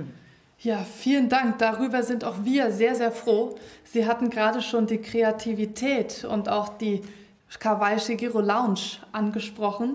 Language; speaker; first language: German; native; German